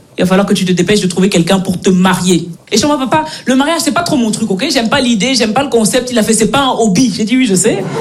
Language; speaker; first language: French; native; French